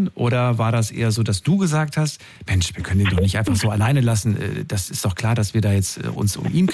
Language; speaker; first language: German; native; German